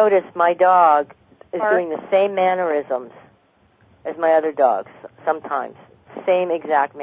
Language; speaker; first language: English; native; English